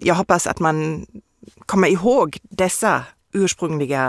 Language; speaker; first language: Swedish; non-native, fluent; German